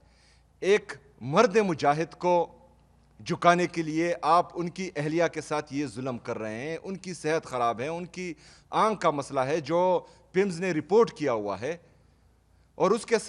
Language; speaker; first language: Urdu; non-native, local second language; Pashto